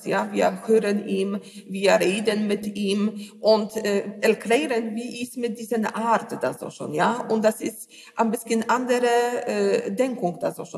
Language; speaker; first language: German; non-native, learner; Polish